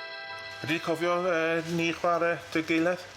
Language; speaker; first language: Welsh; non-native, learner; English